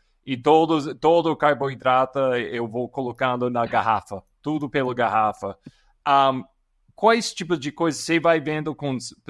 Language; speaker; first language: Portuguese; non-native, fluent; English